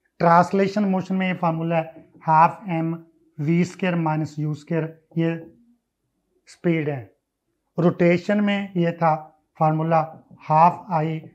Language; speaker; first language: Hindi; non-native, local second language; Punjabi